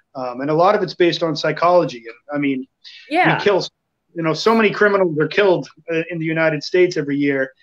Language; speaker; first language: English; native; English